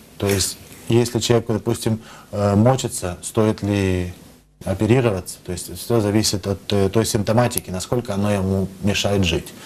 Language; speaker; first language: Russian; native; Russian